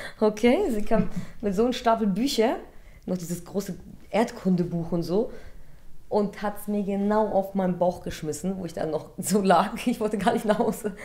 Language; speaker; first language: German; early bilingual, other home language; Polish